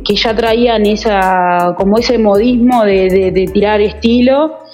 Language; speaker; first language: Spanish; native; Spanish